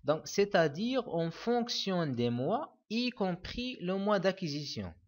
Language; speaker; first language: French; non-native, local second language; Arabic